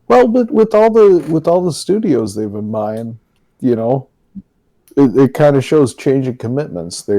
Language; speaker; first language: English; native; English